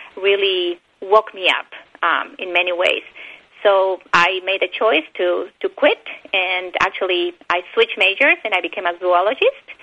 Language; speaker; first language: English; non-native, fluent; Spanish